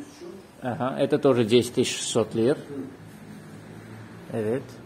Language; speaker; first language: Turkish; non-native, fluent; Russian